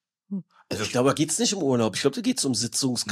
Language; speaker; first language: German; native; German